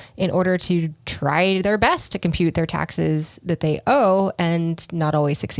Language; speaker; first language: English; native; English